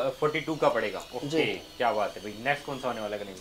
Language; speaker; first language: Hindi; native; Hindi